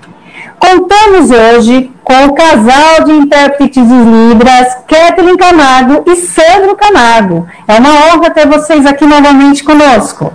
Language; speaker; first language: Portuguese; native; Portuguese